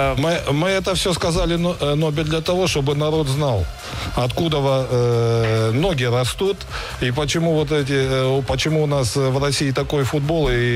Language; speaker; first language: Russian; native; Russian